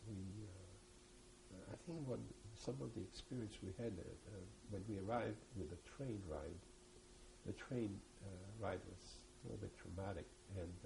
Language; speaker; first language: English; early bilingual, other home language; French